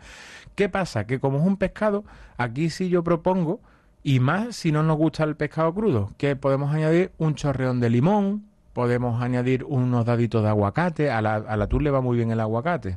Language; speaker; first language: Spanish; native; Spanish